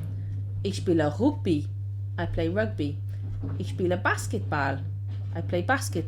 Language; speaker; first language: German; non-native, learner; English